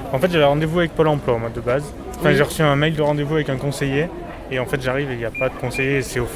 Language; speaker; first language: French; native; French